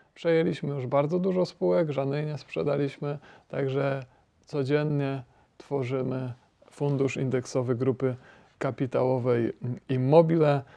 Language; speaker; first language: Polish; native; Polish